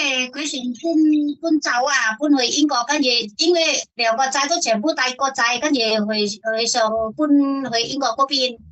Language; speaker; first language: Cantonese; non-native, learner; Indonesian